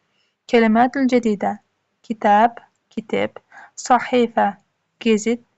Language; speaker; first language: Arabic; non-native, fluent; Uzbek